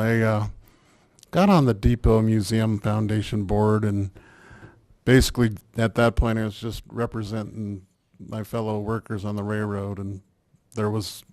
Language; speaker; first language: English; native; English